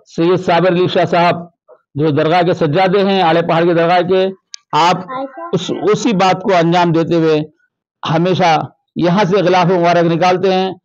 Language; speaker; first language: Urdu; native; Urdu